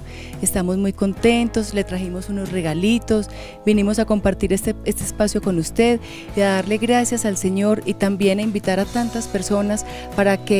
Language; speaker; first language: Spanish; native; Spanish